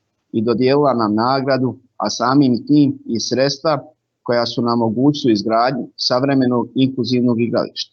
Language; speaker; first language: Bosnian; native; Bosnian